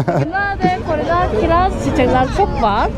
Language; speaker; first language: Turkish; non-native, learner; Korean